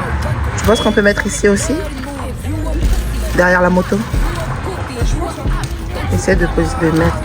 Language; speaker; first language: French; native; French